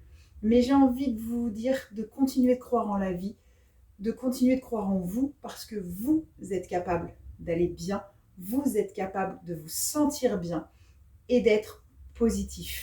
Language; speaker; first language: French; native; French